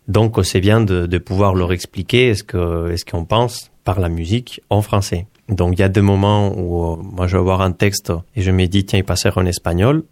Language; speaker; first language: French; non-native, fluent; Spanish